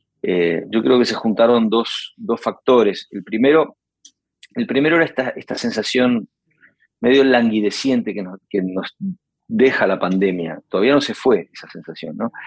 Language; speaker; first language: Spanish; native; Spanish